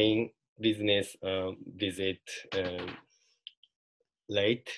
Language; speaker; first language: English; non-native, learner; Japanese